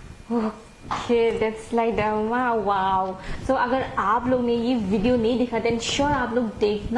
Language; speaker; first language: Hindi; non-native, local second language; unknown